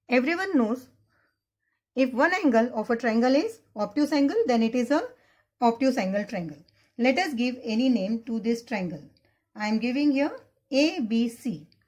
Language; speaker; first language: English; non-native, local second language; Marathi